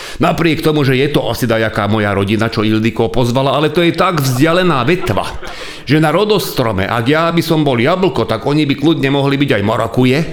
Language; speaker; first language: Slovak; non-native, local second language; Hungarian